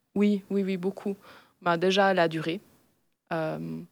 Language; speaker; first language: French; native; French